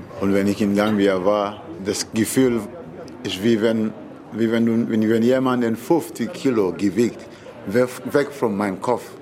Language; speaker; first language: German; non-native, learner; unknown